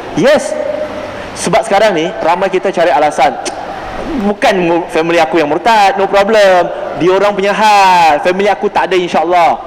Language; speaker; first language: Malay; non-native, local second language; Chinese